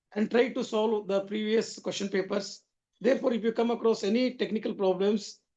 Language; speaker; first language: English; non-native, local second language; Kannada